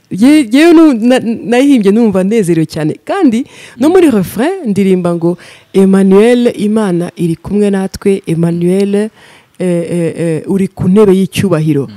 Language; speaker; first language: Kinyarwanda; early bilingual, heritage; Kinyarwanda